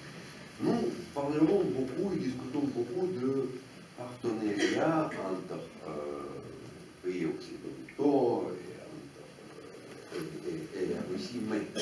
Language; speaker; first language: French; non-native, fluent; Russian